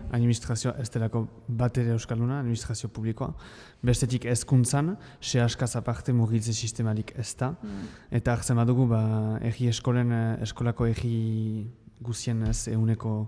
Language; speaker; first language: Basque; native; Basque